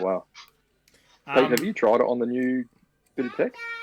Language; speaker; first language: English; native; English